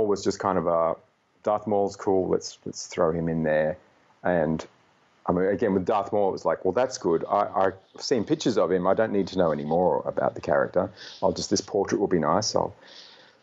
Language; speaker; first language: English; native; English